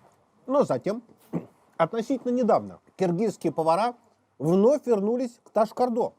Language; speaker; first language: Russian; native; Russian